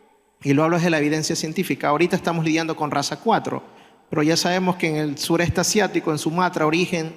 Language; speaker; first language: Spanish; native; Spanish